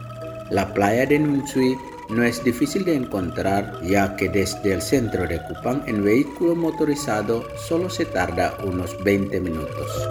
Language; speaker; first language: Spanish; non-native, fluent; Indonesian